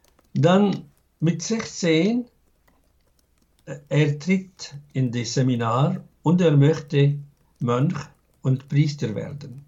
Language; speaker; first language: German; non-native, fluent; Arabic